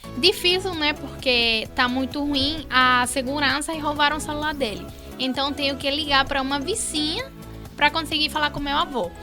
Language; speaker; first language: Portuguese; non-native, fluent; Spanish